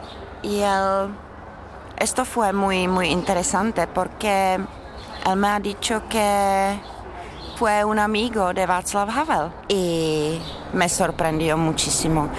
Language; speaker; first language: Spanish; non-native, learner; Czech